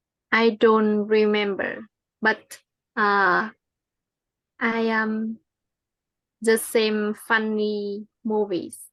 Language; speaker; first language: English; non-native, learner; Vietnamese